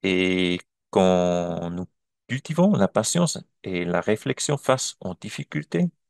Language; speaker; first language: French; non-native, learner; German